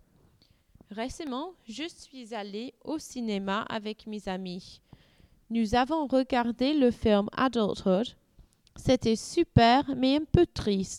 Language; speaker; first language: French; non-native, learner; English